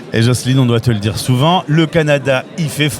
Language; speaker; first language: French; native; French